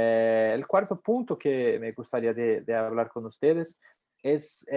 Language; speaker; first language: Spanish; non-native, fluent; Portuguese